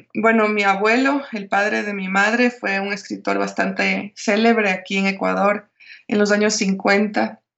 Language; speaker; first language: Spanish; native; Spanish